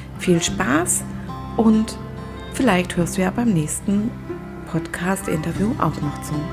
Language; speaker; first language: German; native; German